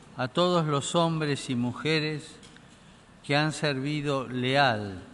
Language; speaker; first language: Spanish; native; Spanish